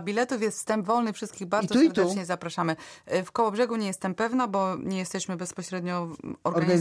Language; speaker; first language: Polish; native; Polish